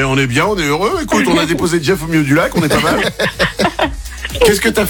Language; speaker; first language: French; native; French